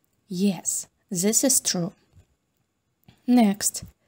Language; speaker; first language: English; non-native, fluent; Ukrainian